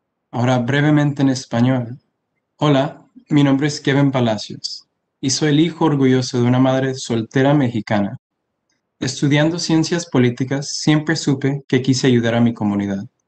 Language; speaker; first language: Spanish; early bilingual, heritage; Spanish